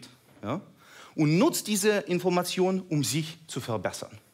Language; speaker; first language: German; non-native, fluent; Russian